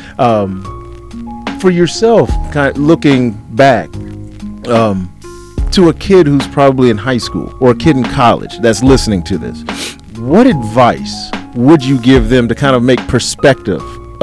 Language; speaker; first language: English; native; English